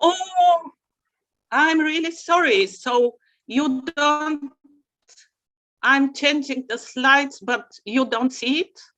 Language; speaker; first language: English; non-native, fluent; Bulgarian